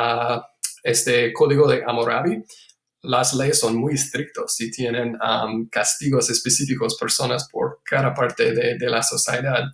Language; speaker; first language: Spanish; non-native, fluent; English